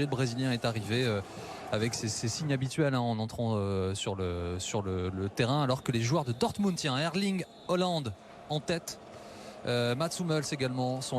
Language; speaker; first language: French; native; French